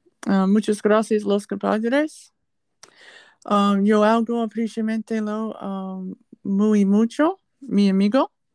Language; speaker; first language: Spanish; non-native, learner; English